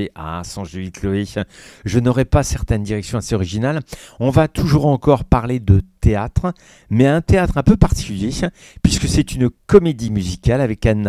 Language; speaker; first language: French; native; French